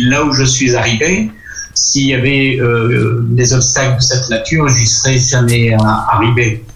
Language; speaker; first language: French; non-native, local second language; Arabic